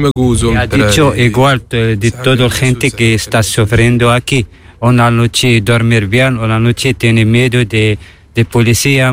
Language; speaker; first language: Spanish; non-native, learner; Arabic